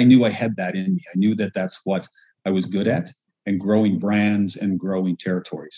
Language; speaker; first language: English; native; English